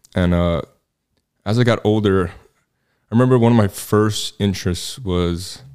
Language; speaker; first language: English; native; English